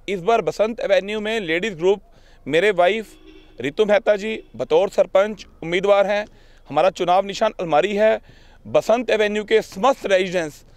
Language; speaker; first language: Hindi; non-native, local second language; Punjabi